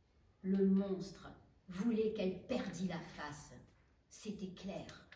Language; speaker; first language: French; native; French